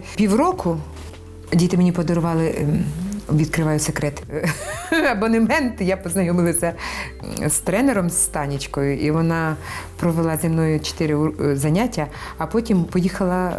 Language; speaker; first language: Ukrainian; native; Ukrainian